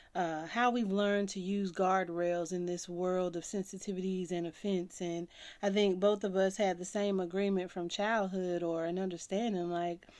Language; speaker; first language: English; native; English